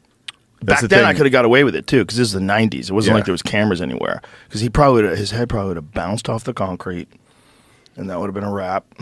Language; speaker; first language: English; native; English